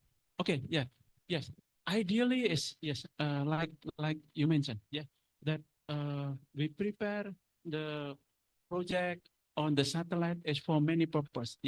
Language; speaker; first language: English; non-native, fluent; Indonesian